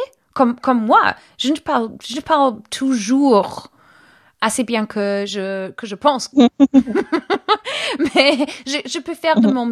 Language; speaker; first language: French; non-native, learner; German